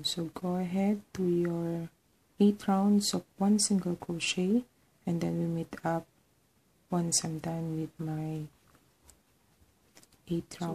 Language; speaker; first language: English; non-native, fluent; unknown